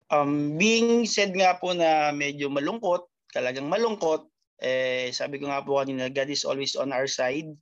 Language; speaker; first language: Filipino; native; Filipino